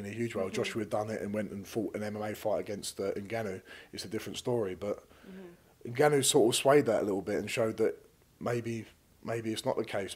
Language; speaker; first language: English; native; English